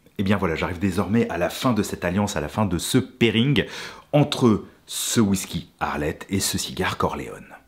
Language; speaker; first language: French; native; French